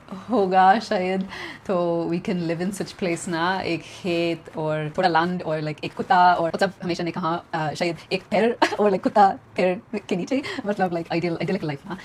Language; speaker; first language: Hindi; non-native, learner; English